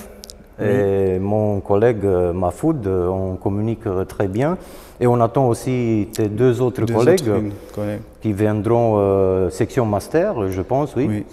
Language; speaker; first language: French; non-native, fluent; Romanian